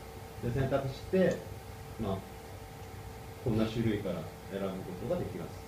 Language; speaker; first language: Japanese; non-native, fluent; Korean